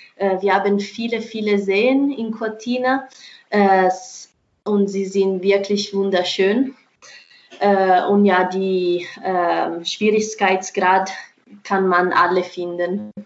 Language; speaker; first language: German; non-native, fluent; Italian